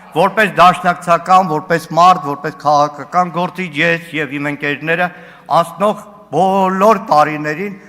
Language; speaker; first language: Armenian; native; Armenian